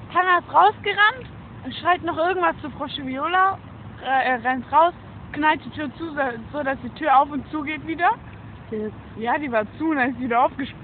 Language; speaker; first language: German; early bilingual, other home language; Turkish